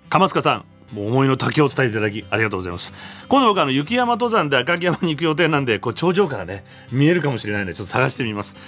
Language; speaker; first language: Japanese; native; Japanese